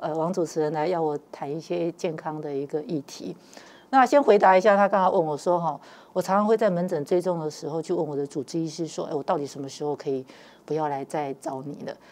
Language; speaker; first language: Chinese; native; Chinese